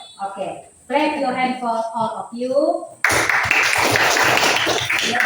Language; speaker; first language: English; non-native, learner; Indonesian